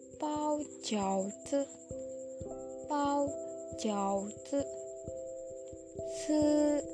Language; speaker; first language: Chinese; non-native, learner; Vietnamese